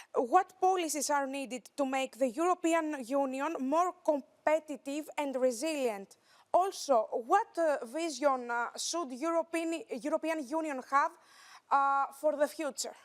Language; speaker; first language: English; non-native, fluent; Greek